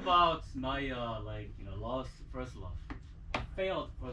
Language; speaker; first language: English; non-native, fluent; Korean